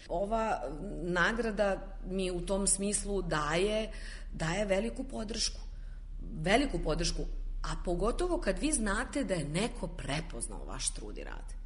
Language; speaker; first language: Serbian; native; Serbian